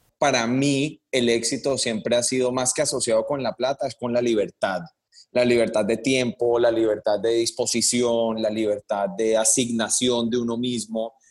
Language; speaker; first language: Spanish; early bilingual, heritage; Spanish